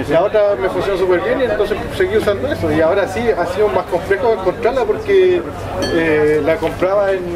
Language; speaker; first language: Spanish; native; Spanish